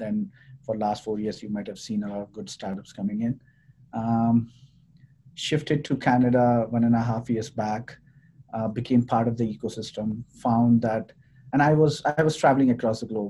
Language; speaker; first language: English; non-native, local second language; Hindi